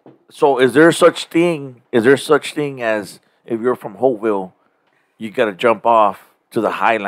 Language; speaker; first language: English; early bilingual, other home language; Spanish